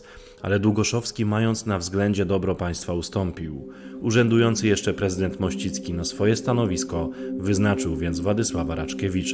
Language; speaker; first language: Polish; native; Polish